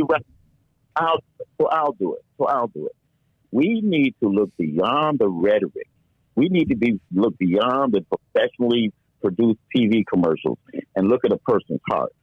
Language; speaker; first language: English; native; English